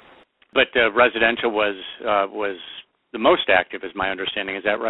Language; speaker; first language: English; native; English